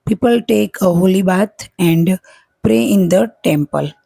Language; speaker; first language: English; non-native, local second language; Gujarati